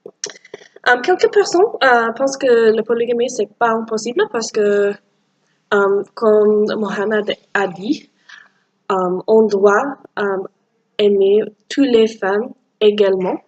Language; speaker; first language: French; non-native, learner; English